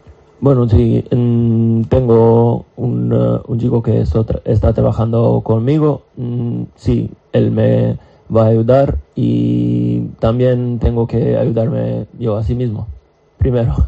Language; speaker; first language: Spanish; non-native, fluent; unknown